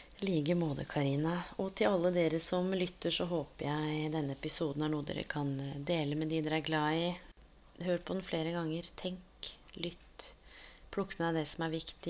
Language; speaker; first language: Norwegian; native; Norwegian